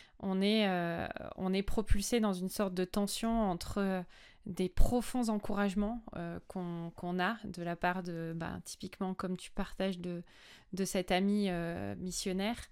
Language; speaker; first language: French; native; French